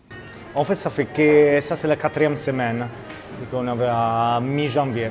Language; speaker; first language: French; non-native, fluent; Italian